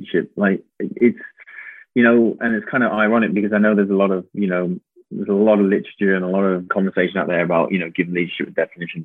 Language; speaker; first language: English; native; English